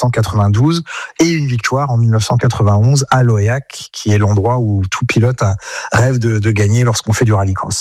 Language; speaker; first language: French; native; French